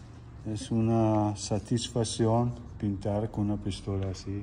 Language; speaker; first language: Spanish; non-native, fluent; Italian